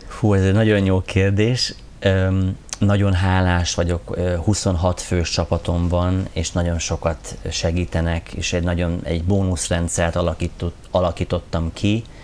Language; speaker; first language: Hungarian; non-native, fluent; English